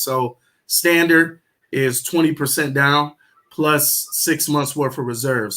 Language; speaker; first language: English; native; English